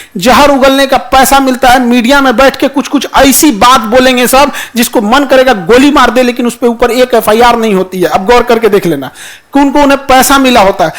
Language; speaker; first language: Hindi; native; Hindi